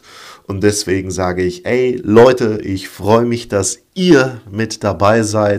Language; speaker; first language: German; native; German